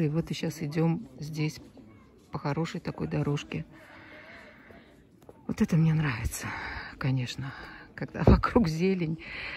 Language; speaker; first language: Russian; native; Russian